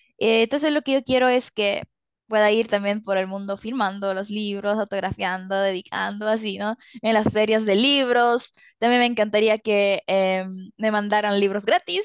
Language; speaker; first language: Spanish; early bilingual, other home language; Italian